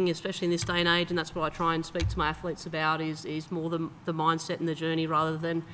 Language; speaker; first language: English; native; English